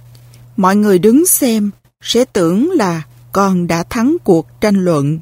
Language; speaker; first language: Vietnamese; native; Vietnamese